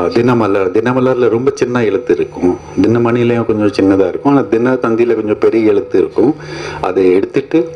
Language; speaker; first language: Tamil; non-native, fluent; Hindi